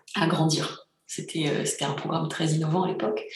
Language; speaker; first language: French; early bilingual, other home language; Bulgarian